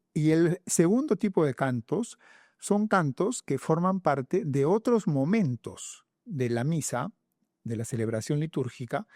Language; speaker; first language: Spanish; native; Spanish